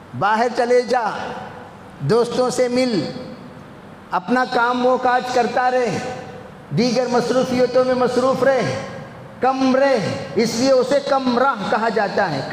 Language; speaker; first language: Urdu; native; Urdu